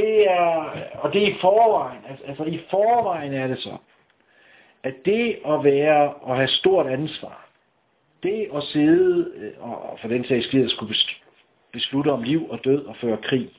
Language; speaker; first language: Danish; native; Danish